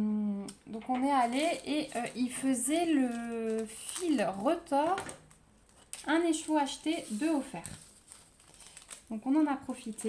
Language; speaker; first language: French; native; French